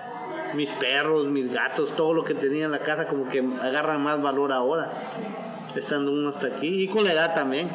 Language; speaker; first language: Spanish; native; Spanish